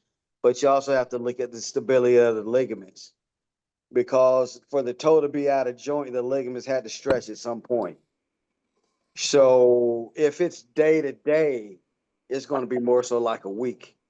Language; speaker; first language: English; native; English